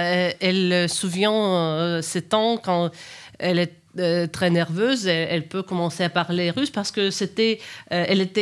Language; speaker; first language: French; non-native, fluent; Ukrainian